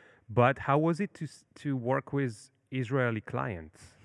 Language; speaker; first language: English; non-native, fluent; Hebrew